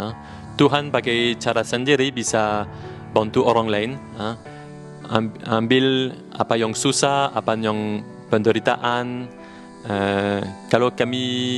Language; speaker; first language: Indonesian; non-native, learner; French